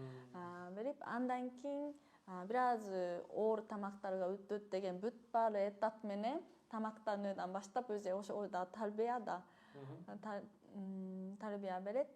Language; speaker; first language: Kyrgyz; non-native, fluent; Japanese